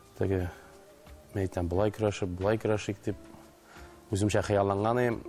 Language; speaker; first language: Tatar; native; Tatar